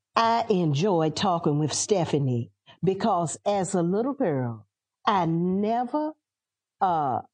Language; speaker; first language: English; native; English